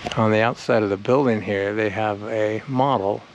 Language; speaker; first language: English; native; English